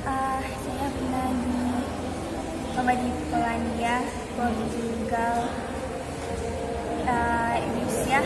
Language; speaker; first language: Indonesian; early bilingual, heritage; Indonesian